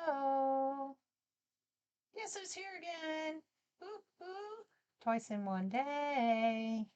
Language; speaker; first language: English; native; English